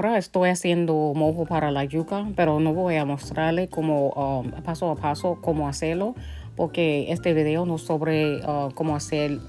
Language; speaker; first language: Spanish; early bilingual, heritage; Spanish